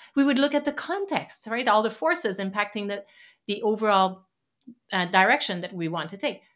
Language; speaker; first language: English; non-native, fluent; French